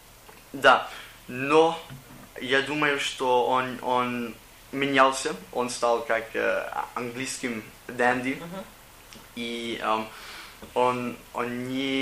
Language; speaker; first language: Russian; non-native, learner; English